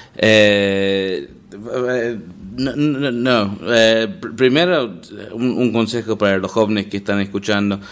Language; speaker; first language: Spanish; non-native, fluent; English